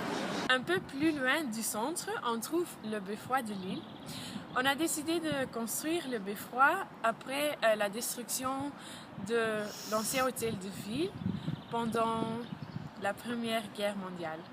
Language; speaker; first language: French; non-native, learner; Dutch